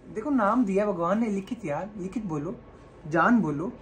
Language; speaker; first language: Hindi; native; Hindi